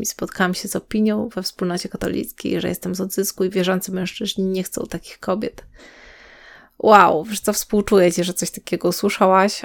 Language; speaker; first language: Polish; native; Polish